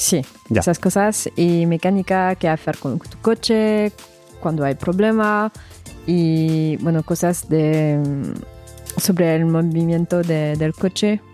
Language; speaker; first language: Spanish; non-native, fluent; French